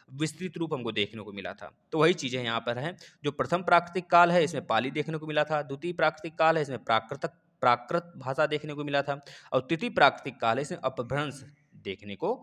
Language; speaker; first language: Hindi; native; Hindi